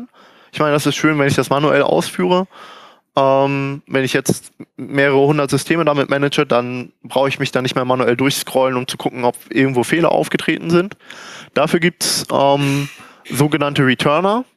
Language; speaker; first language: German; native; German